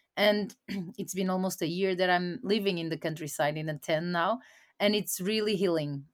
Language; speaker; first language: English; non-native, fluent; Portuguese